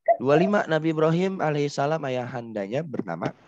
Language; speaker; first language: Indonesian; native; Indonesian